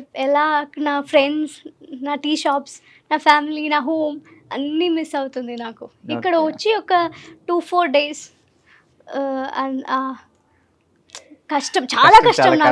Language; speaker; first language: Telugu; non-native, learner; Malayalam